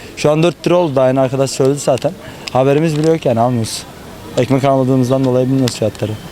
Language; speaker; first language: Turkish; native; Turkish